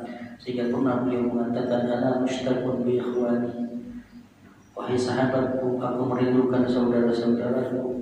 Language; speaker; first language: Indonesian; native; Indonesian